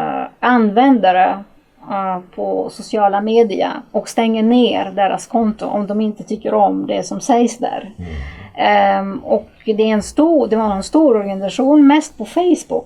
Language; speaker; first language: Swedish; non-native, fluent; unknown